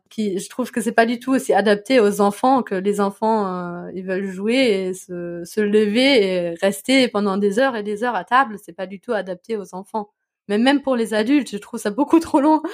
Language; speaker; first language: French; non-native, fluent; German